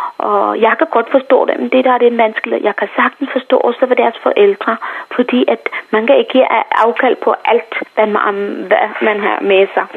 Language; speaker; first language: Danish; non-native, fluent; Tamil